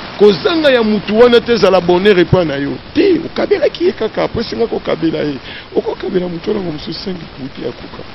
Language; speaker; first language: Lingala; native; Lingala